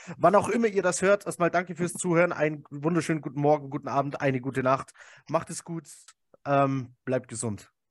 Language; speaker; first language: German; native; German